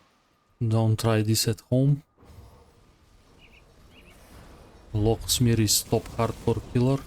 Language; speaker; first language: English; non-native, fluent; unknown